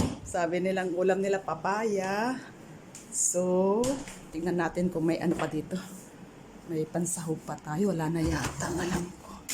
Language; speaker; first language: Filipino; non-native, local second language; Iloko